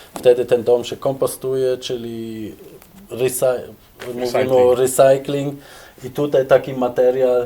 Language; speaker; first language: Polish; non-native, fluent; German